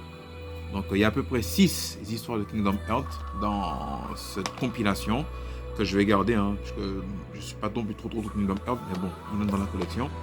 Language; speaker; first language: French; native; French